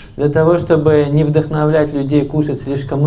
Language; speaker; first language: Russian; native; Russian